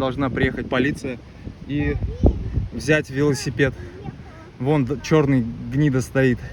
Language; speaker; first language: Russian; native; Russian